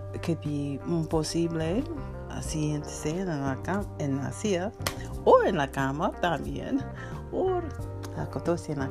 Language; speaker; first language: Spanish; non-native, learner; English